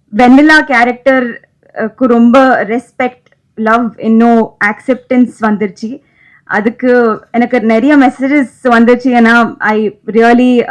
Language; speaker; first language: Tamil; non-native, local second language; Malayalam